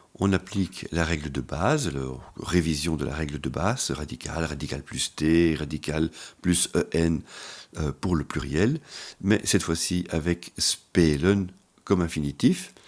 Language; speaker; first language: French; native; French